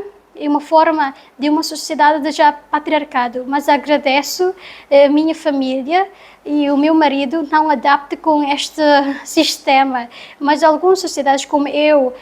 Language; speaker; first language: Portuguese; non-native, learner; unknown